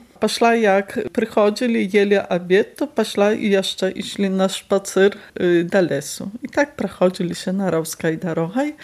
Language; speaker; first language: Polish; non-native, local second language; Belarusian